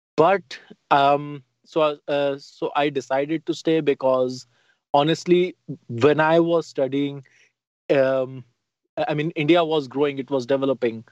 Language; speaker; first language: English; non-native, local second language; Hindi